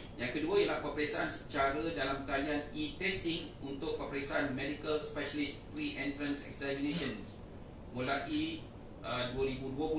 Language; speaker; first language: Malay; native; Malay